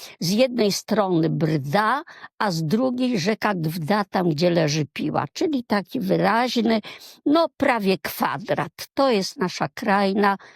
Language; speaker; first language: Polish; native; Polish